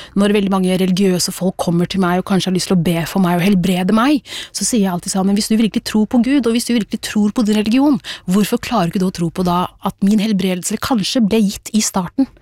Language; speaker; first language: Norwegian; early bilingual, other home language; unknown